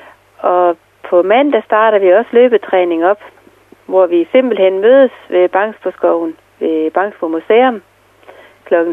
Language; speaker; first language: Danish; native; Danish